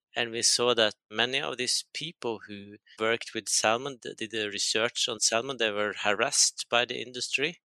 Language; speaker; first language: English; non-native, fluent; Norwegian